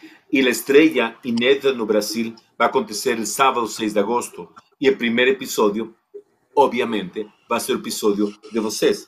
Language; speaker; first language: Portuguese; non-native, fluent; Spanish